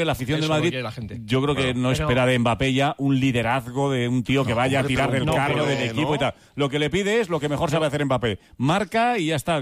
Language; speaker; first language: Spanish; native; Spanish